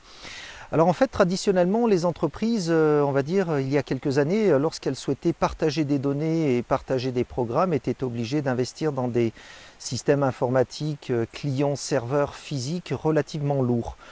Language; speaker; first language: French; native; French